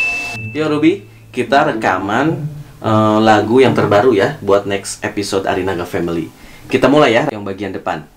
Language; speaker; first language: Indonesian; native; Indonesian